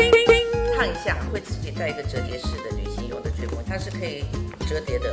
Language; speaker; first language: Chinese; native; Chinese